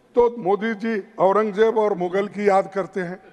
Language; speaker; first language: Hindi; non-native, local second language; Kannada